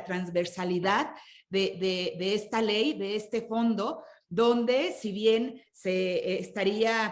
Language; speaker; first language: Spanish; native; Spanish